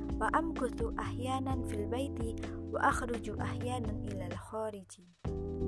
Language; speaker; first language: Arabic; non-native, learner; Indonesian